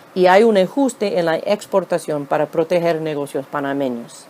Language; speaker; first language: Spanish; non-native, fluent; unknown